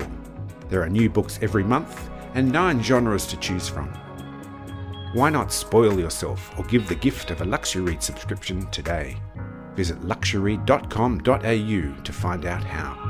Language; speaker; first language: English; native; English